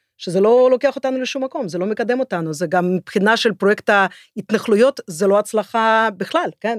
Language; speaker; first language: Hebrew; non-native, fluent; Russian